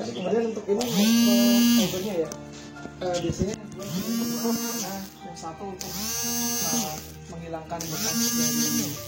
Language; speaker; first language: Indonesian; native; Indonesian